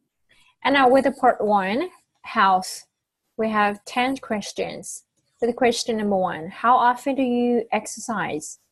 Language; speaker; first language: English; non-native, fluent; Vietnamese